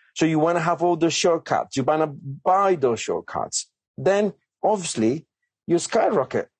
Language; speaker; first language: English; non-native, fluent; Spanish